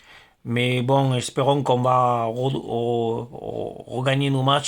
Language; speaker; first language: French; native; French